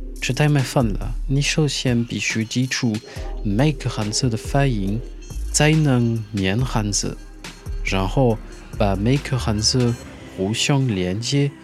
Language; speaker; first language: Chinese; non-native, fluent; French